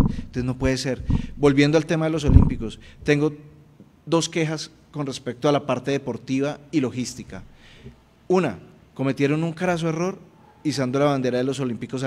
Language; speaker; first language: Spanish; native; Spanish